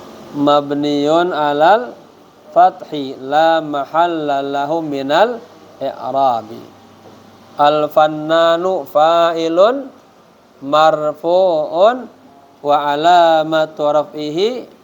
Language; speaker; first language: Arabic; non-native, fluent; Indonesian